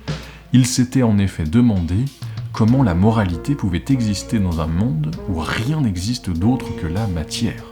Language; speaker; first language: French; native; French